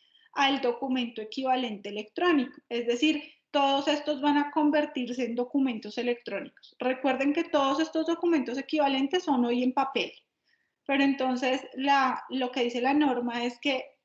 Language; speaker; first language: Spanish; native; Spanish